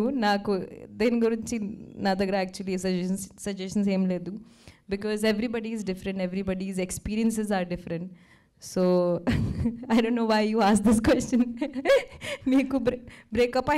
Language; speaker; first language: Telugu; non-native, fluent; Hindi